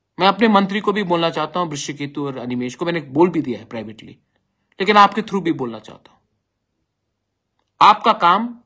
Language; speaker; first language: Hindi; non-native, local second language; Bangla